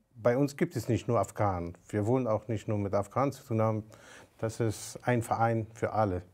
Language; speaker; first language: German; non-native, fluent; Persian